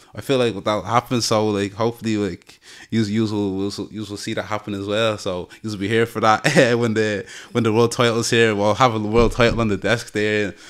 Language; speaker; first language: English; native; English